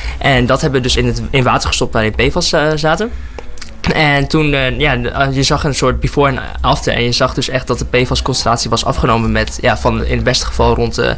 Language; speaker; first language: Dutch; early bilingual, other home language; Burmese